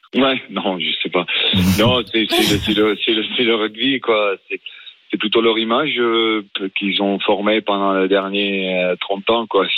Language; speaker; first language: French; non-native, fluent; Afrikaans